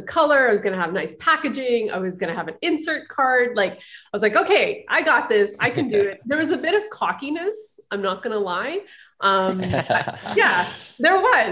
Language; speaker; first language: English; native; English